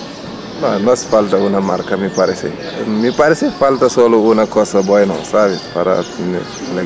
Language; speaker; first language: Spanish; non-native, learner; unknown